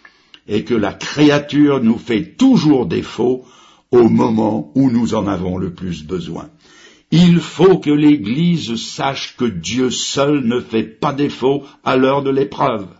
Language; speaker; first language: French; native; French